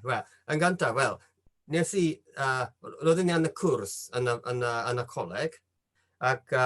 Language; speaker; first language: Welsh; non-native, fluent; Japanese